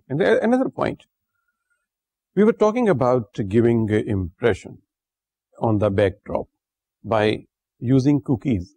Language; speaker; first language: English; non-native, local second language; Urdu